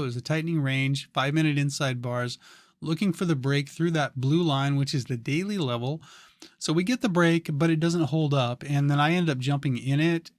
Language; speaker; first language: English; native; English